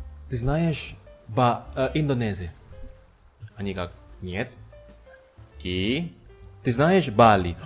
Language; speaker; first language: Russian; non-native, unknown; Indonesian